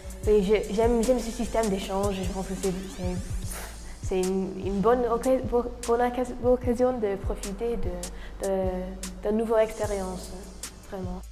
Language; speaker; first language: French; non-native, fluent; English